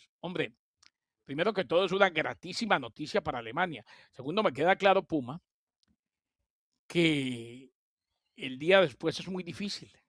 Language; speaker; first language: Spanish; native; Spanish